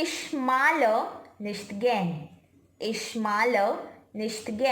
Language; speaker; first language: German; non-native, fluent; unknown